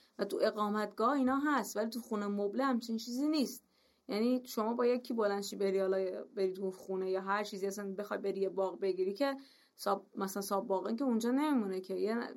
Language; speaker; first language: Persian; native; Persian